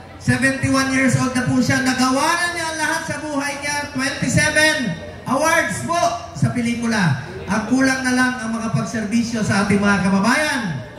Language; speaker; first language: Filipino; non-native, local second language; Cebuano